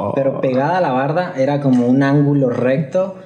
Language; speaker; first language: Spanish; native; Spanish